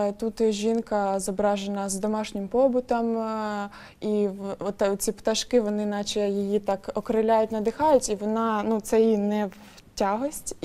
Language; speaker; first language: Ukrainian; non-native, local second language; Russian